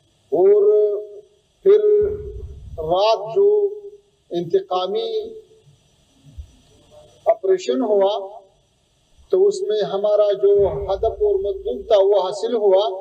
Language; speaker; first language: Hindi; non-native, fluent; Pashto